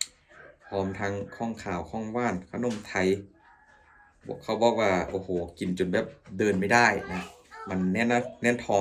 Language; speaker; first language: Thai; non-native, local second language; Northeastern Thai